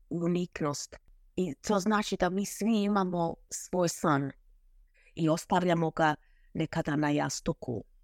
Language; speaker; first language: Croatian; early bilingual, heritage; Croatian